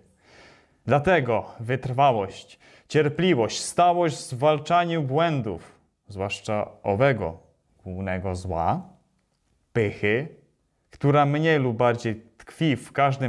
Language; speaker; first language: Polish; non-native, fluent; Ukrainian